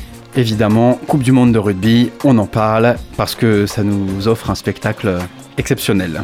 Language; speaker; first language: French; native; French